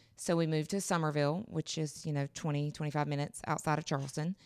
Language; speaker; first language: English; native; English